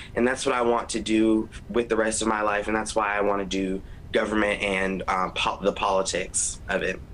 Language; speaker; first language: English; native; English